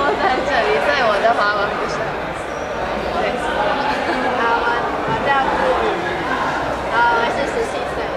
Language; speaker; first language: Chinese; early bilingual, heritage; Chinese